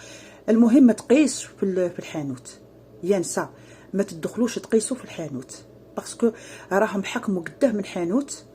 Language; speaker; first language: Arabic; native; Arabic